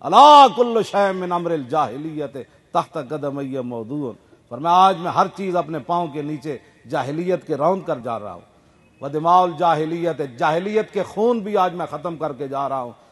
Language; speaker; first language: Urdu; non-native, local second language; Punjabi